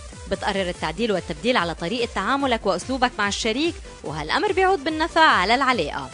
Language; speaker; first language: Arabic; native; Arabic